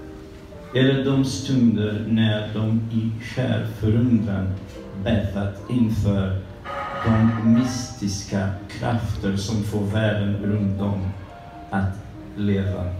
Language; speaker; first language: Swedish; non-native, learner; French